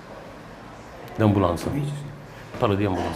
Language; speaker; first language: Italian; non-native, fluent; Kurdish